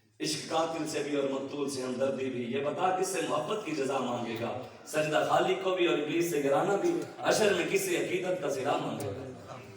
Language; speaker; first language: Urdu; non-native, local second language; Punjabi